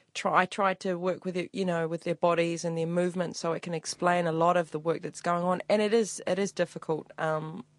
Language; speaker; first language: English; native; English